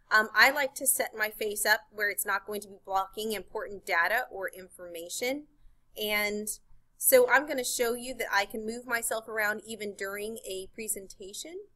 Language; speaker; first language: English; native; English